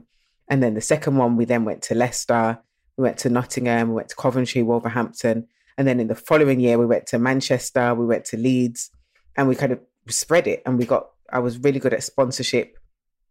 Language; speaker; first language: English; native; English